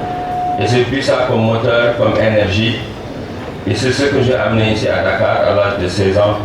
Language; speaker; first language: French; non-native, local second language; Wolof